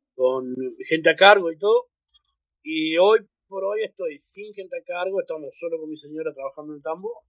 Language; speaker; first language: Spanish; native; Spanish